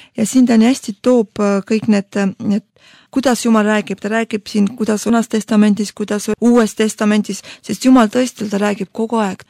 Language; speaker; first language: Estonian; non-native, local second language; Russian